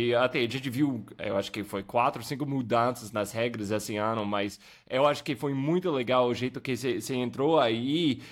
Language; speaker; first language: Portuguese; non-native, fluent; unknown